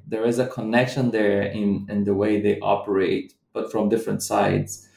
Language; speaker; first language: English; non-native, fluent; Portuguese